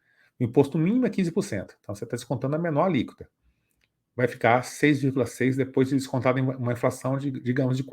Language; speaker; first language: Portuguese; native; Portuguese